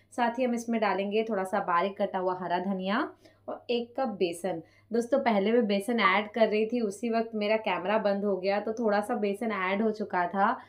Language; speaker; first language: Hindi; non-native, local second language; Punjabi